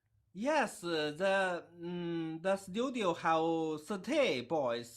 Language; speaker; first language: English; non-native, learner; Chinese